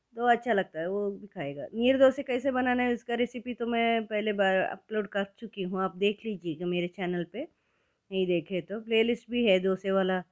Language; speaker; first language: Hindi; non-native, local second language; Kannada